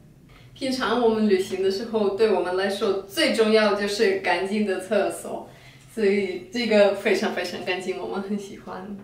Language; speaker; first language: Chinese; non-native, fluent; Russian